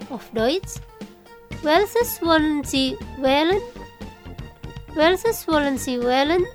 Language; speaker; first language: German; non-native, fluent; Indonesian